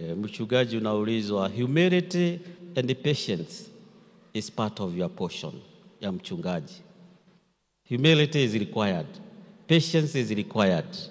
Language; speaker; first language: English; non-native, local second language; Swahili